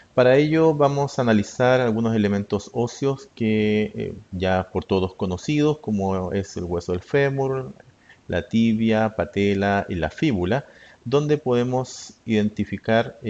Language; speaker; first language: Spanish; native; Spanish